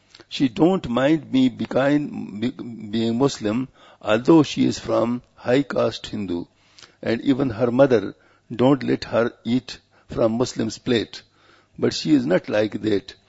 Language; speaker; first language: English; non-native, local second language; Pashto